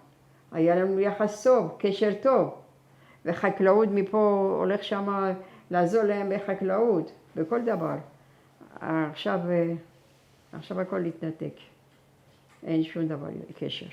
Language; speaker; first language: Hebrew; non-native, fluent; Persian